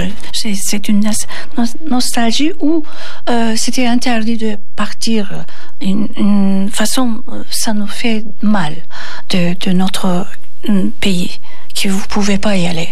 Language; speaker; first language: French; non-native, learner; Turkish